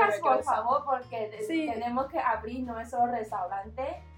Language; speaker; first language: Spanish; non-native, learner; Chinese